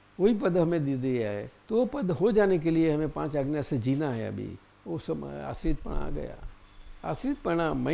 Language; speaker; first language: Hindi; non-native, local second language; Gujarati